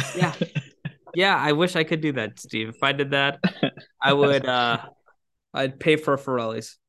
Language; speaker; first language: English; native; English